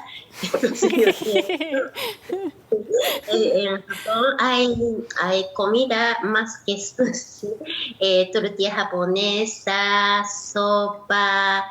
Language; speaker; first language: Spanish; non-native, learner; Japanese